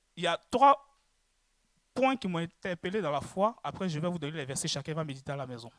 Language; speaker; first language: French; native; French